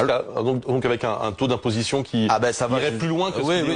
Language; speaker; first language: French; native; French